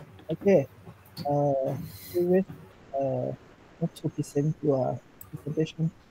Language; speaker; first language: English; non-native, learner; Thai